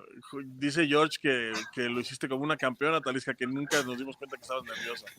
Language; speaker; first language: Spanish; native; Spanish